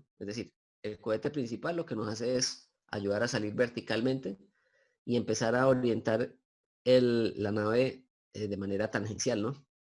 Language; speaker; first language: Spanish; native; Spanish